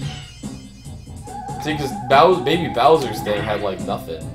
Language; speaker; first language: English; native; English